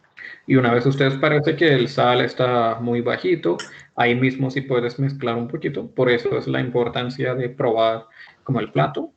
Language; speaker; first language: Spanish; non-native, fluent; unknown